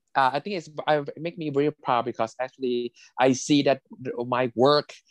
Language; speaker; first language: English; non-native, fluent; Thai